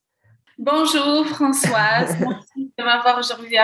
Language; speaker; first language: French; non-native, local second language; Arabic